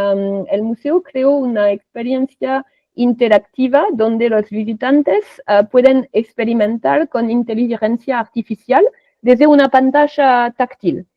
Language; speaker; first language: Spanish; non-native, fluent; French